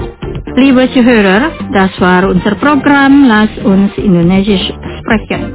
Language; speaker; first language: German; non-native, fluent; Indonesian